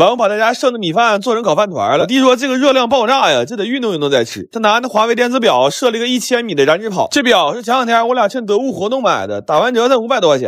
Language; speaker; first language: Chinese; native; Chinese